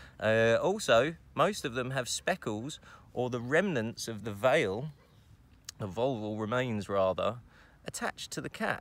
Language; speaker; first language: English; native; English